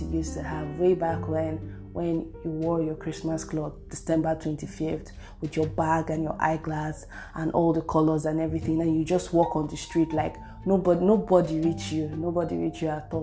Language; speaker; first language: English; non-native, local second language; Igbo